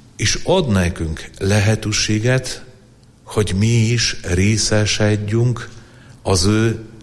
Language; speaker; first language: Hungarian; non-native, fluent; Polish